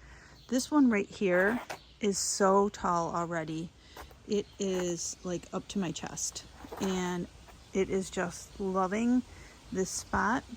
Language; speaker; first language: English; native; English